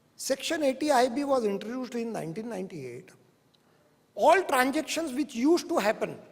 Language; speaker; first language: English; non-native, local second language; Hindi